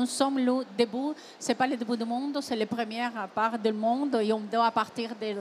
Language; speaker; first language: French; non-native, fluent; Spanish